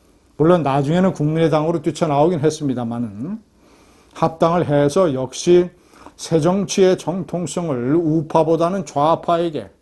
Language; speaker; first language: Korean; native; Korean